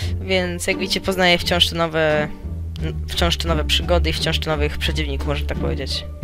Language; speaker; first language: Polish; native; Polish